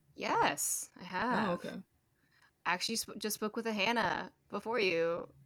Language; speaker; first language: English; native; English